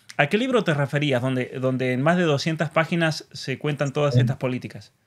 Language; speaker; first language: Spanish; native; Spanish